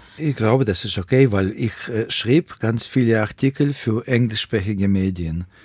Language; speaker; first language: German; non-native, fluent; Russian